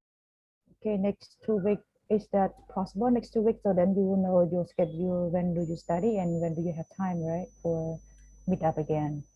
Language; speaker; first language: English; non-native, fluent; Khmer